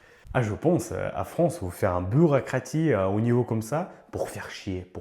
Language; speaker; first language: French; non-native, learner; Ukrainian